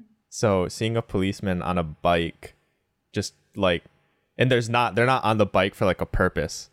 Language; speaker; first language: English; native; English